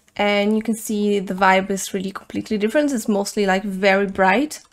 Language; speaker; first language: English; non-native, fluent; Portuguese